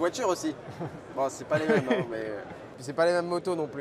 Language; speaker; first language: French; native; French